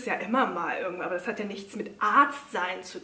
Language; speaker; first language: German; native; German